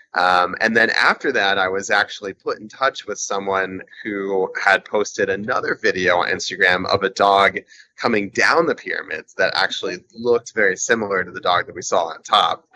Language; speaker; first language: English; native; English